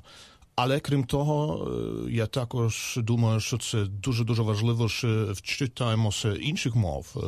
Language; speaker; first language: Ukrainian; non-native, learner; German